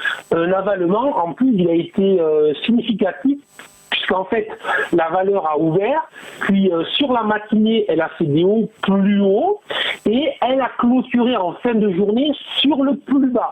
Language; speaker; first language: French; native; French